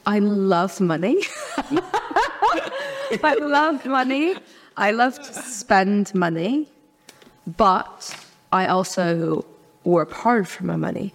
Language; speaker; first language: English; early bilingual, other home language; Chinese